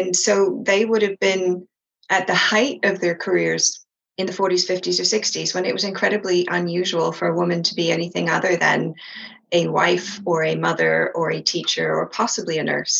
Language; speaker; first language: English; native; English